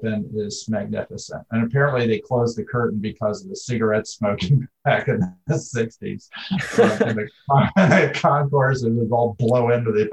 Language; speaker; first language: English; native; English